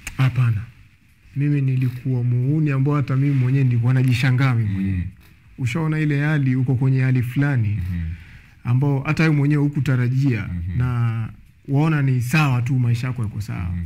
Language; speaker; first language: Swahili; native; Swahili